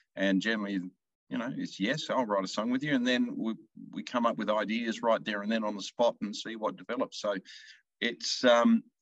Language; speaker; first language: English; native; English